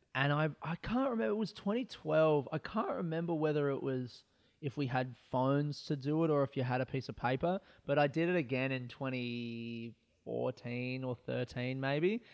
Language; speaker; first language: English; native; English